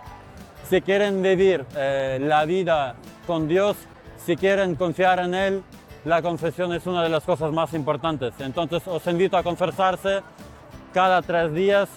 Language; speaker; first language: Spanish; non-native, fluent; Ukrainian